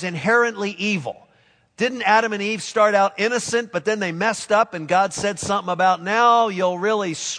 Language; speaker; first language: English; native; English